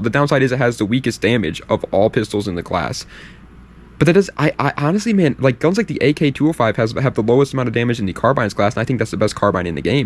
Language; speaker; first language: English; native; English